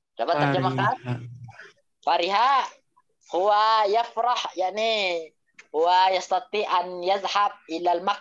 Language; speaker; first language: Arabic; non-native, fluent; Indonesian